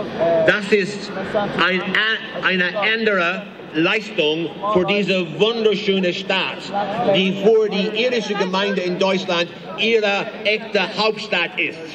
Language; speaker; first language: German; non-native, fluent; English